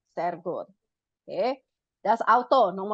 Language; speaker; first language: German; non-native, fluent; Indonesian